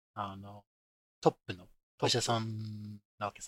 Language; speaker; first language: Japanese; native; Japanese